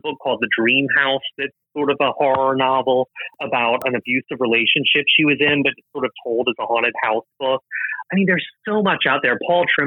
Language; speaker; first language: English; native; English